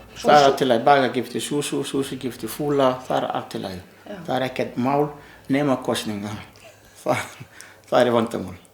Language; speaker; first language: Icelandic; non-native, learner; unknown